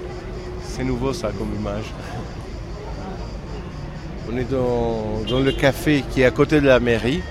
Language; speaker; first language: French; non-native, fluent; Greek